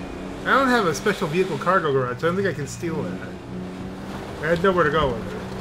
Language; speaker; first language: English; native; English